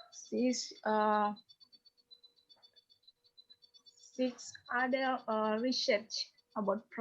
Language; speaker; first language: English; non-native, learner; Indonesian